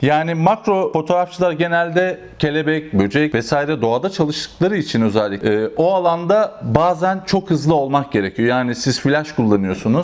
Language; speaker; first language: Turkish; native; Turkish